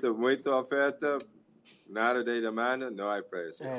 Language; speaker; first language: Portuguese; non-native, learner; English